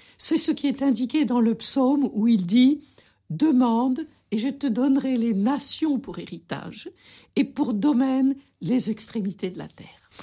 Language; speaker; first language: French; native; French